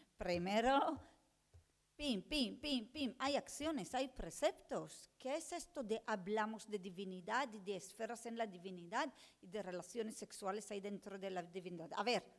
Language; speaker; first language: Spanish; non-native, fluent; Hebrew